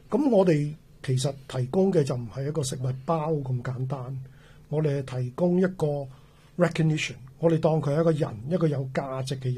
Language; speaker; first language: Cantonese; native; Cantonese